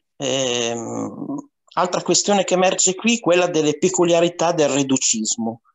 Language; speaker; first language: Italian; native; Italian